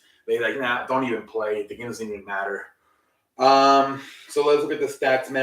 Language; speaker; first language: English; native; English